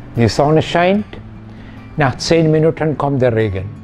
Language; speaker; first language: German; non-native, fluent; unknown